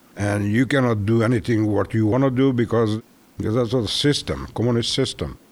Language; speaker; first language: English; non-native, learner; Hungarian